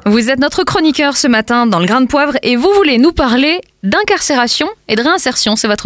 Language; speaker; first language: French; native; French